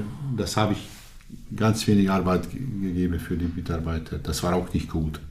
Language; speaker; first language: German; non-native, learner; Hungarian